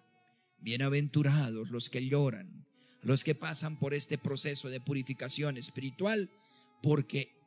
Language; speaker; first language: Spanish; native; Spanish